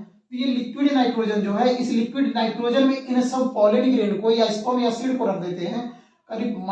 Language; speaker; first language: Hindi; native; Hindi